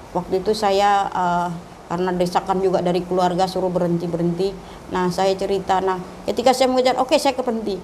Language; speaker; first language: Indonesian; non-native, local second language; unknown